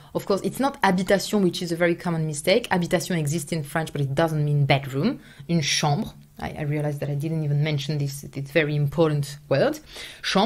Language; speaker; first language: English; non-native, fluent; French